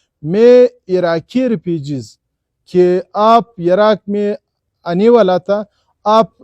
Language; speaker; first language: Hindi; non-native, fluent; Pashto